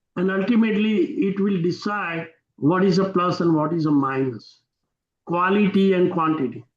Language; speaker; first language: English; non-native, local second language; Gujarati